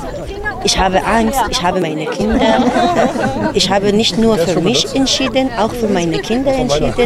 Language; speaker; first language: German; non-native, fluent; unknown